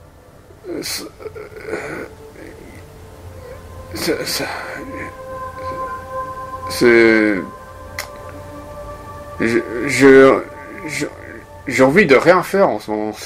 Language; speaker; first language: French; non-native, fluent; Japanese